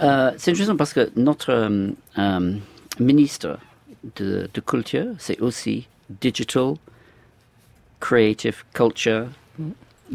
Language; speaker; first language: French; non-native, fluent; English